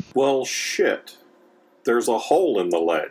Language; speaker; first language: English; native; English